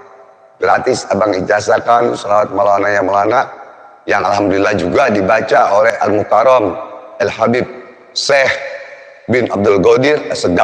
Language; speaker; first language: Indonesian; native; Indonesian